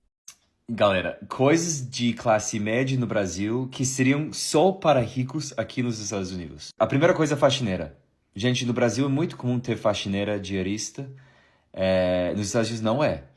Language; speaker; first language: Portuguese; non-native, fluent; English